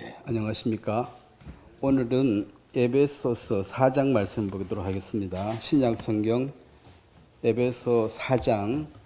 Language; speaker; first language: Korean; native; Korean